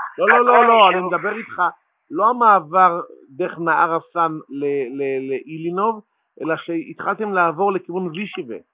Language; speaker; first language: Hebrew; native; Hebrew